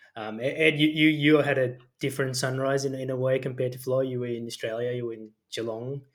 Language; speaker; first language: English; early bilingual, other home language; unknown